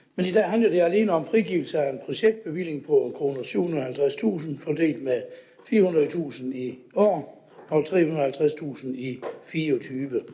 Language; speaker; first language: Danish; native; Danish